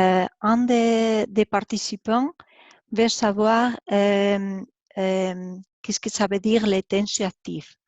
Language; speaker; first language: French; non-native, learner; Spanish